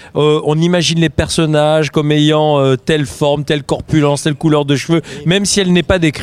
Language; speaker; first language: French; native; French